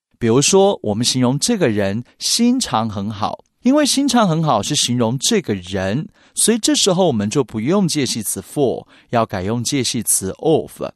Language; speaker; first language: Chinese; native; Chinese